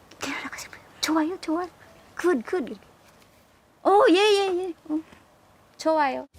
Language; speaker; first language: Korean; non-native, learner; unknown